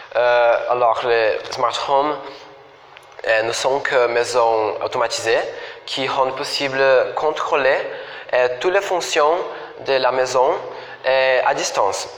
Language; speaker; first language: French; non-native, fluent; Portuguese